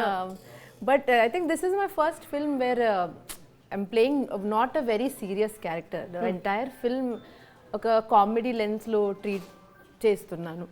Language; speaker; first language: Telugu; non-native, learner; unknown